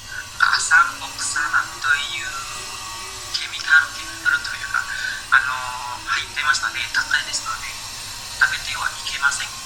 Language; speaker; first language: Japanese; non-native, learner; Indonesian